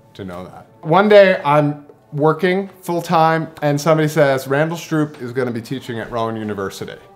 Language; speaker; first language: English; native; English